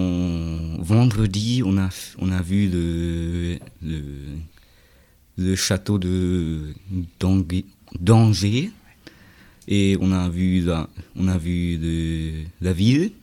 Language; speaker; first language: French; non-native, learner; German